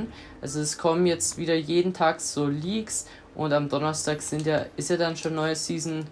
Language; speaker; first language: German; native; German